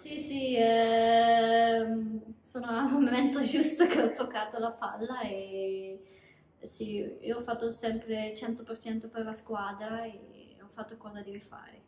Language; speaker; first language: Italian; non-native, learner; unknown